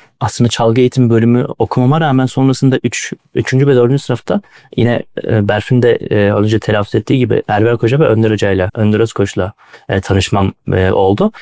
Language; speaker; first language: Turkish; native; Turkish